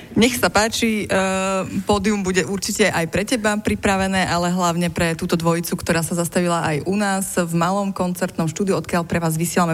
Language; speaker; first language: Slovak; native; Slovak